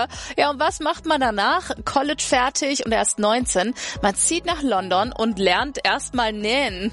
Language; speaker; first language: German; native; German